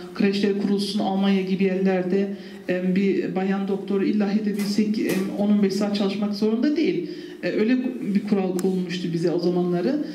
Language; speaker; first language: Turkish; early bilingual, heritage; Turkish